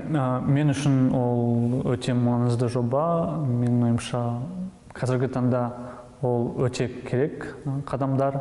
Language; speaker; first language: Kazakh; non-native, local second language; Russian